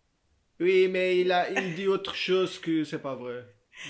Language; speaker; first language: French; non-native, learner; Portuguese